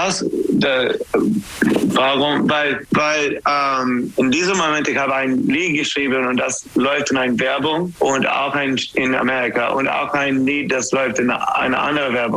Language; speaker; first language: German; non-native, fluent; English